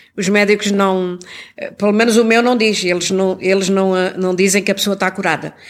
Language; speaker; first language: Portuguese; native; Portuguese